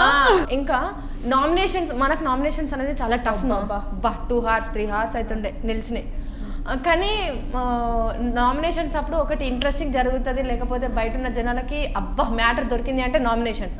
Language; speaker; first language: Telugu; native; Telugu